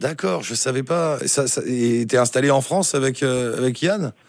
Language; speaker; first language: French; native; French